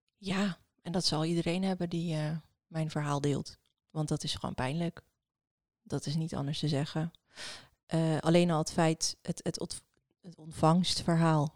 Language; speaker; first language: Dutch; early bilingual, other home language; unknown